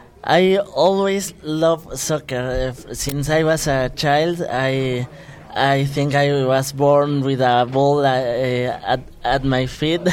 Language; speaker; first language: English; non-native, fluent; Spanish